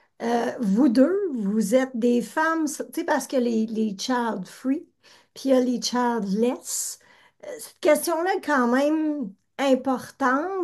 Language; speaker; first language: French; native; French